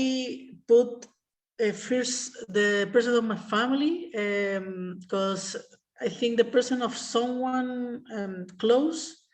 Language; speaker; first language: English; non-native, learner; Spanish